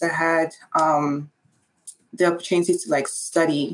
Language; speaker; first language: English; non-native, local second language; Igbo